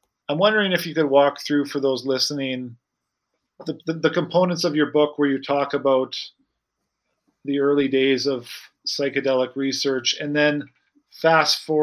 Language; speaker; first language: English; native; English